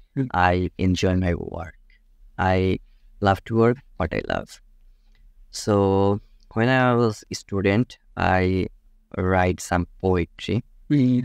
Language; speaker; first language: English; non-native, local second language; Bangla